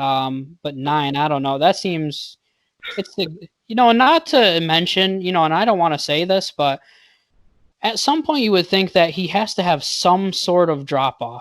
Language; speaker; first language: English; native; English